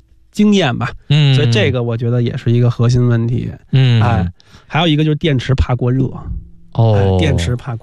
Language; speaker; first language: Chinese; native; Chinese